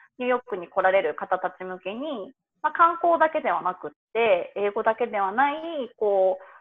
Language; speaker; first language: Japanese; native; Japanese